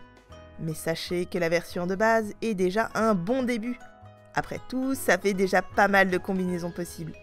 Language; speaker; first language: French; native; French